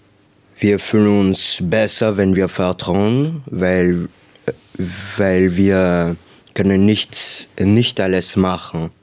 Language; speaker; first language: German; non-native, local second language; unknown